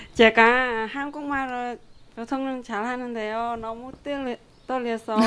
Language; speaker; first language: Korean; non-native, learner; Khmer